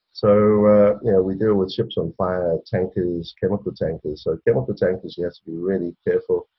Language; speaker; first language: English; native; English